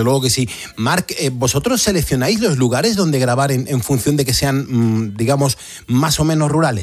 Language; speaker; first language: Spanish; native; Spanish